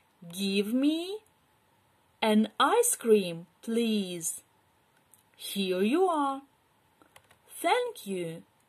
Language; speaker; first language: English; non-native, fluent; Ukrainian